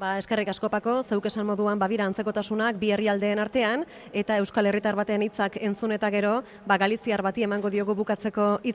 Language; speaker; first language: Basque; native; Basque